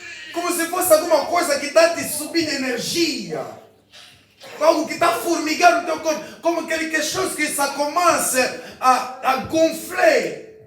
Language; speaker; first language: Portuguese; non-native, fluent; Lingala